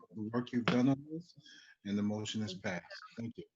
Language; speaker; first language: English; native; English